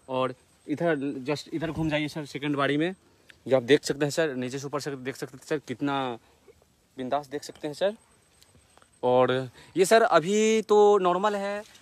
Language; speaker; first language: Hindi; native; Hindi